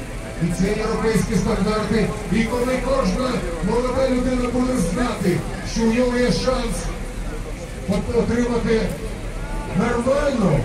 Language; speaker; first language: Ukrainian; non-native, local second language; Russian